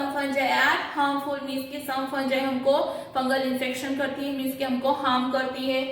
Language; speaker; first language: Hindi; non-native, local second language; Gujarati